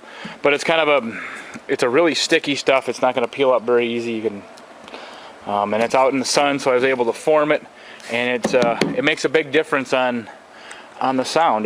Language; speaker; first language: English; native; English